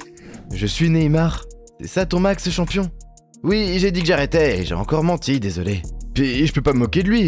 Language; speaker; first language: French; native; French